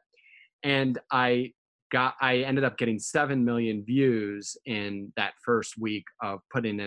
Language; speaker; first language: English; native; English